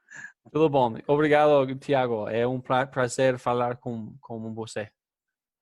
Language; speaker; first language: Portuguese; non-native, learner; English